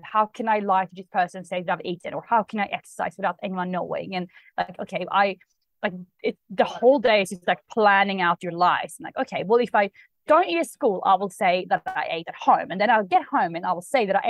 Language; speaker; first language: English; non-native, fluent; Swedish